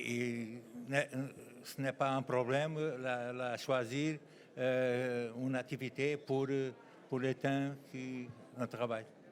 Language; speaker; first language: French; non-native, learner; Portuguese